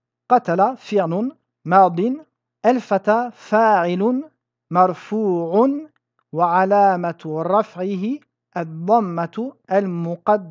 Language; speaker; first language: Arabic; non-native, fluent; French